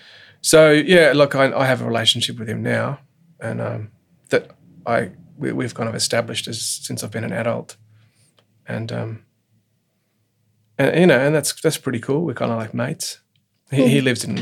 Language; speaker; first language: English; native; English